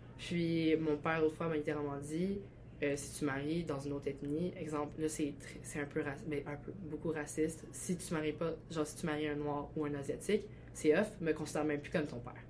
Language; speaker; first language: French; early bilingual, other home language; Albanian